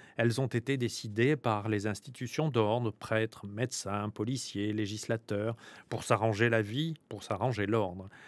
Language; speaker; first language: French; native; French